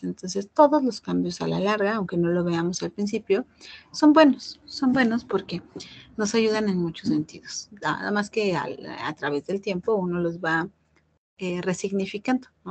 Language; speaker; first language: Spanish; native; Spanish